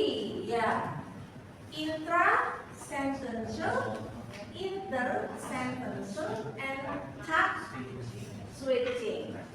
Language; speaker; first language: English; non-native, fluent; Indonesian